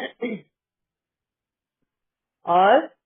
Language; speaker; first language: Hindi; native; Hindi